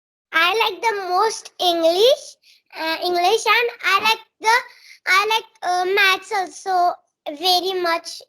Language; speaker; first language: English; non-native, learner; Marathi